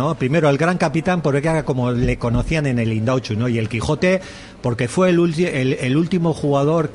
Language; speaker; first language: Spanish; native; Spanish